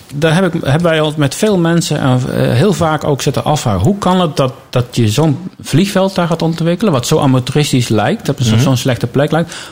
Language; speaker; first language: Dutch; native; Dutch